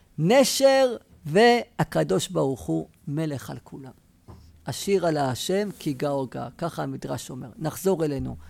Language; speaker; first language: Hebrew; native; Hebrew